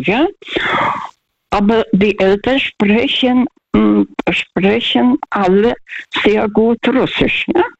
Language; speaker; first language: German; non-native, fluent; Russian